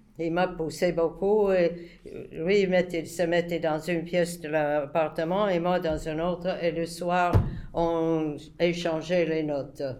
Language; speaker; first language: French; non-native, fluent; English